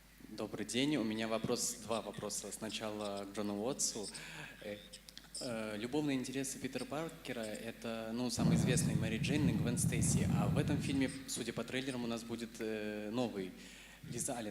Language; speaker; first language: Russian; native; Russian